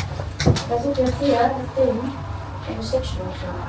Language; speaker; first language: German; non-native, fluent; Filipino